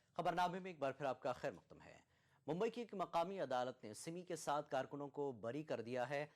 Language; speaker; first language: Urdu; native; Urdu